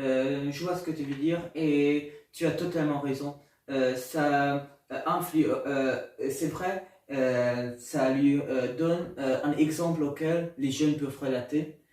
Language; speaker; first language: French; non-native, learner; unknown